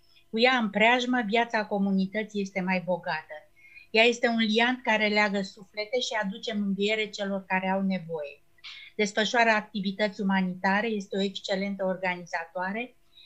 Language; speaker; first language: Romanian; native; Romanian